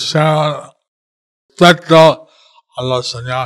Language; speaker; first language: Spanish; non-native, learner; English